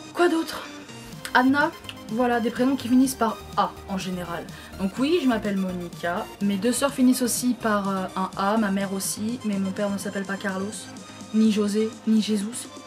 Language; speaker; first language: French; early bilingual, other home language; Portuguese